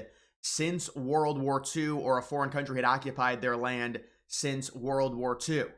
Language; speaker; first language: English; native; English